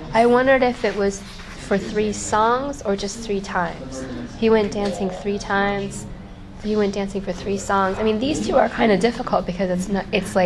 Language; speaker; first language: English; native; English